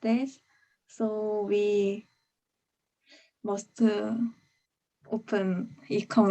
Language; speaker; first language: English; non-native, learner; Korean